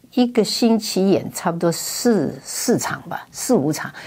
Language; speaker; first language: Chinese; non-native, fluent; Wu Chinese